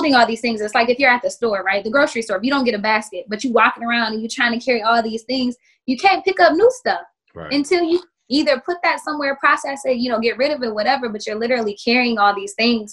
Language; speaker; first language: English; native; English